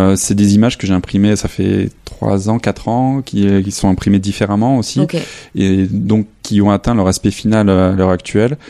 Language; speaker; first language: French; native; French